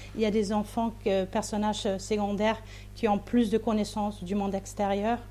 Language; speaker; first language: French; non-native, fluent; German